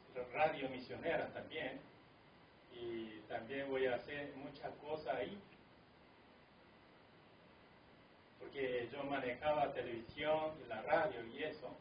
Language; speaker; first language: Spanish; non-native, fluent; Korean